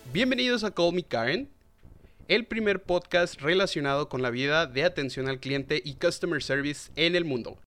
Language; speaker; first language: Spanish; native; Spanish